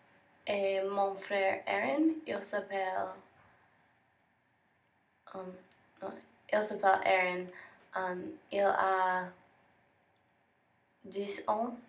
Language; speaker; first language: French; non-native, learner; English